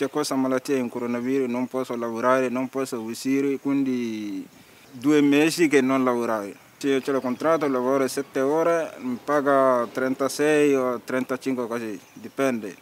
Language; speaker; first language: Italian; non-native, learner; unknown